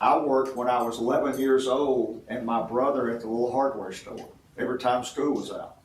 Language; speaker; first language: English; native; English